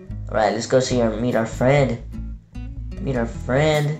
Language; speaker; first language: English; native; English